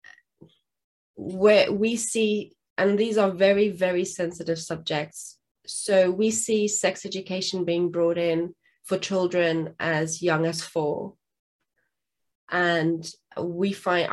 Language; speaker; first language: English; non-native, local second language; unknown